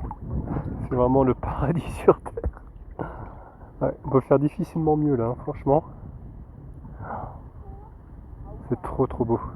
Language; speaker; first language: French; native; French